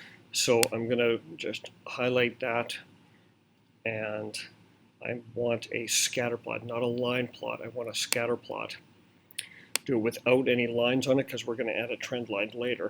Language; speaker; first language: English; native; English